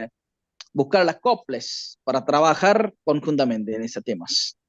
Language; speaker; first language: Spanish; non-native, learner; Bangla